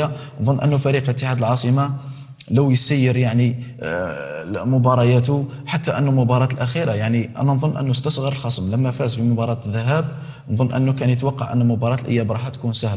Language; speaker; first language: Arabic; native; Arabic